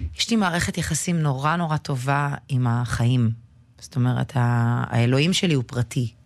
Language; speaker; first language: Hebrew; early bilingual, other home language; Russian